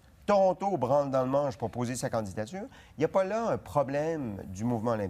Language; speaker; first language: French; native; French